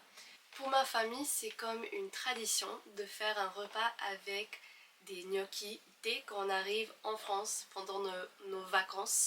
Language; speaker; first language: French; non-native, fluent; English